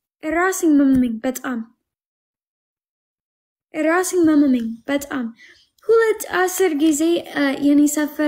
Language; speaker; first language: Amharic; non-native, learner; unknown